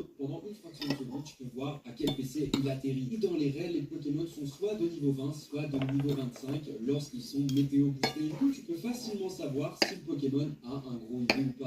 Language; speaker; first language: French; native; French